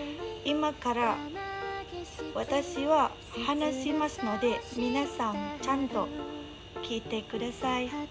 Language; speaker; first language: Japanese; non-native, learner; Indonesian